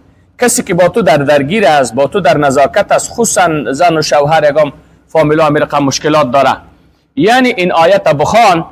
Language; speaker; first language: Persian; native; Persian